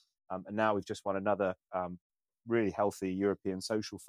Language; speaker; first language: English; native; English